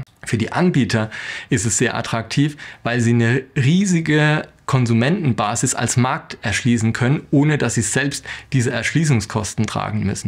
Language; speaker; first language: German; native; German